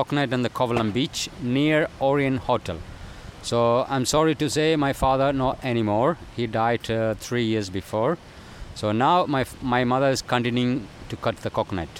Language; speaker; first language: English; non-native, local second language; Malayalam